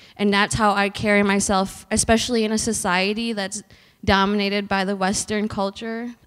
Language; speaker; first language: English; native; English